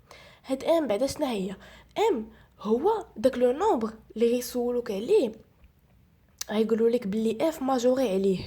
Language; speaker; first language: Arabic; native; Arabic